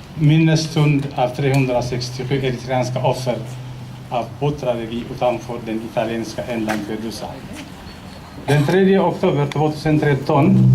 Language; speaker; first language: Swedish; non-native, fluent; Tigrinya